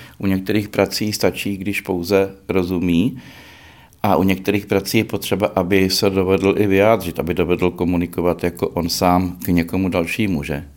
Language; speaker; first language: Czech; native; Czech